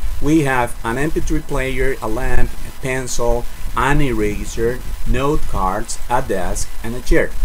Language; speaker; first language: English; non-native, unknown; Spanish